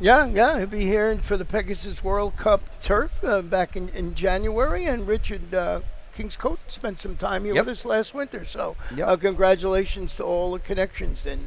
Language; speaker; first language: English; native; English